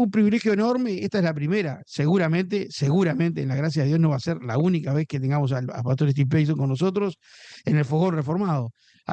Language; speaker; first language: Spanish; native; Spanish